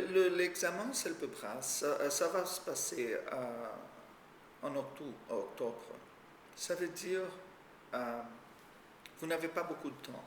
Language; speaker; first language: French; non-native, fluent; Portuguese